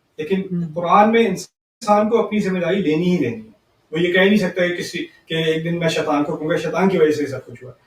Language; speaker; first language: Urdu; early bilingual, heritage; Urdu